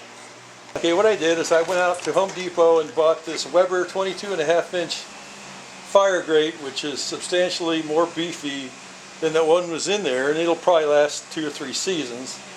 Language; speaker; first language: English; native; English